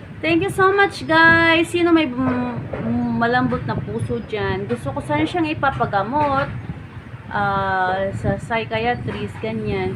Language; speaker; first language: Filipino; non-native, local second language; Hiligaynon